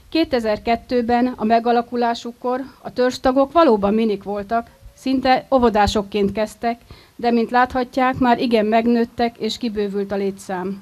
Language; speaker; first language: Hungarian; native; Hungarian